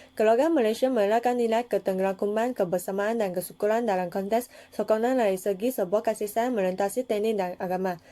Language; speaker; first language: Malay; non-native, local second language; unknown